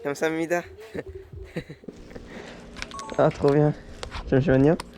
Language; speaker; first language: Korean; non-native, learner; French